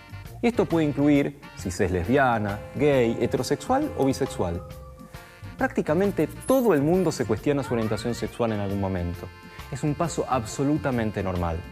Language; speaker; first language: Spanish; native; Spanish